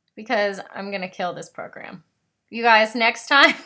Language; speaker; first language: English; native; English